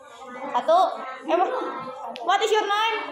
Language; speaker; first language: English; non-native, fluent; Indonesian